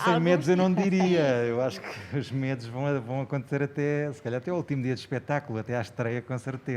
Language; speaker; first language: Portuguese; native; Portuguese